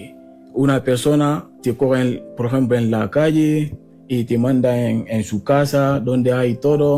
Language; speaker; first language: Spanish; non-native, fluent; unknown